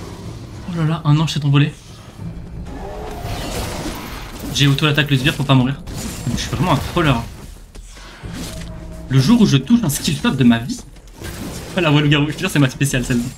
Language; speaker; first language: French; native; French